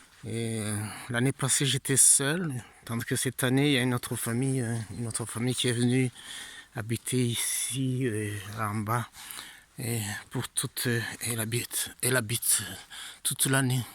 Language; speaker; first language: French; non-native, fluent; Italian